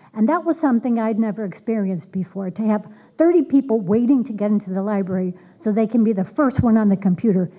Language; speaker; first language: English; native; English